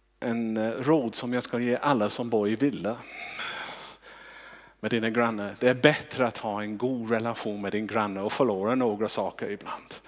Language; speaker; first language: Swedish; non-native, fluent; English